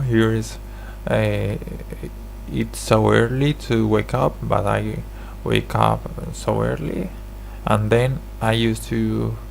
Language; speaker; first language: English; non-native, learner; Spanish